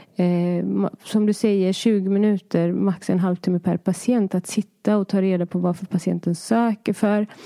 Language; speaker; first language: Swedish; early bilingual, other home language; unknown